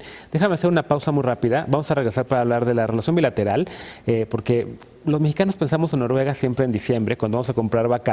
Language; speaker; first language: Spanish; native; Spanish